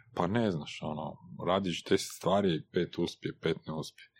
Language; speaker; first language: Croatian; native; Croatian